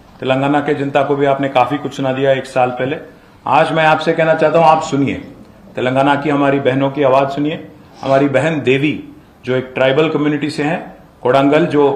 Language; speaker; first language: Hindi; non-native, local second language; Telugu